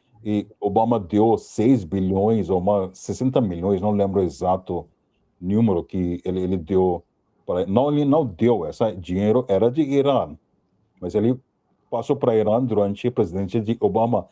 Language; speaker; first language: Portuguese; non-native, fluent; Hindi